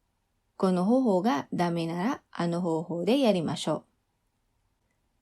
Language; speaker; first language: Japanese; non-native, fluent; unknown